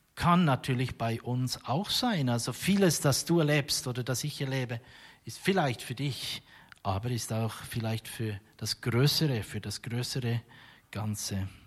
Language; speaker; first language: German; native; German